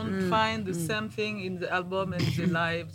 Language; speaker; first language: English; non-native, learner; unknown